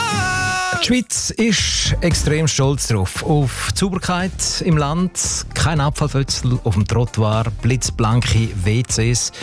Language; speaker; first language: German; native; German